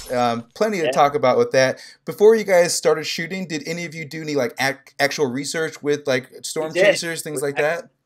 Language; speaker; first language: English; native; English